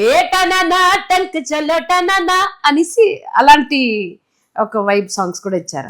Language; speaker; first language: Telugu; non-native, local second language; Tamil